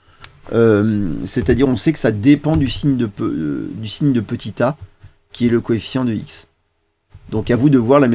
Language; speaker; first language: French; native; French